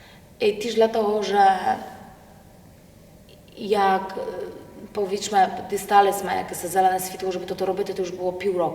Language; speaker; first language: Polish; non-native, local second language; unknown